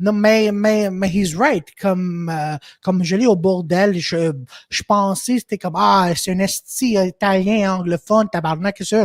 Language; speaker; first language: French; non-native, local second language; English